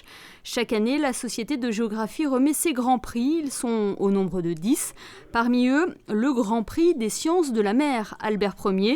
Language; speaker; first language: French; native; French